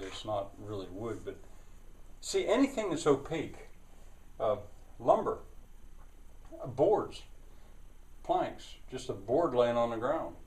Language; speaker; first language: English; native; English